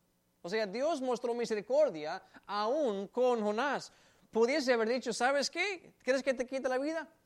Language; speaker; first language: Spanish; native; Spanish